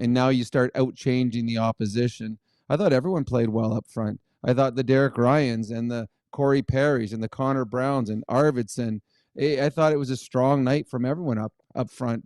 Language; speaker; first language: English; native; English